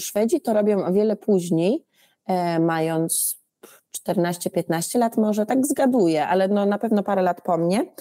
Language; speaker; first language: Polish; early bilingual, heritage; Polish